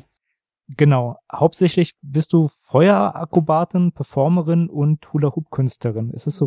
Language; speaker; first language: German; native; German